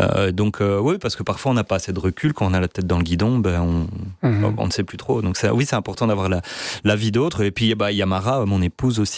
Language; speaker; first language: French; native; French